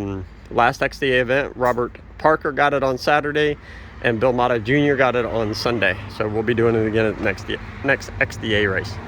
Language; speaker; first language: English; native; English